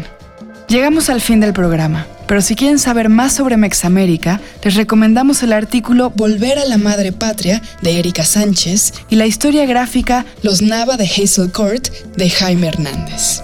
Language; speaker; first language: Spanish; native; Spanish